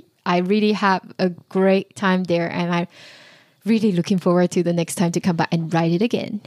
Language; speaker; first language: English; non-native, fluent; Chinese